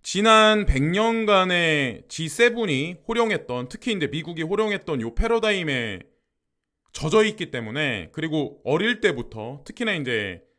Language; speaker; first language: Korean; native; Korean